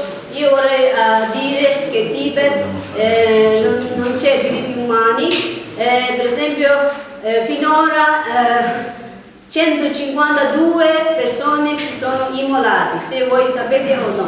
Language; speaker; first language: Italian; non-native, learner; Tibetan